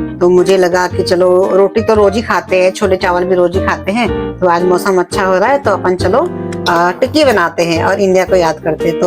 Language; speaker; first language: Hindi; native; Hindi